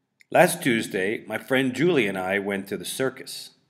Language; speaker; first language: English; native; English